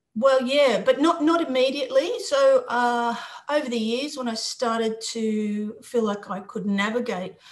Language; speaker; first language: English; native; English